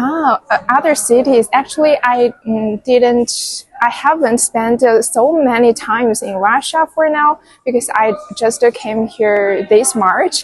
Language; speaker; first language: English; non-native, fluent; Chinese